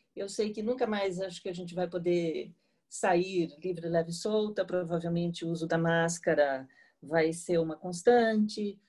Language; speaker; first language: Portuguese; native; Portuguese